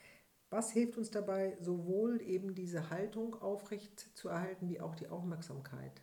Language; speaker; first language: German; native; German